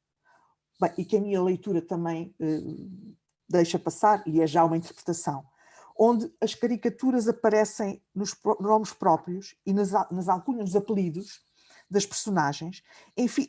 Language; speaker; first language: Portuguese; native; Portuguese